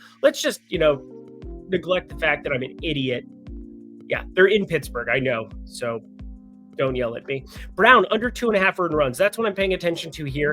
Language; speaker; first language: English; native; English